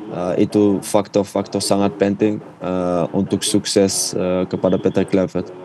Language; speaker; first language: Indonesian; non-native, fluent; Dutch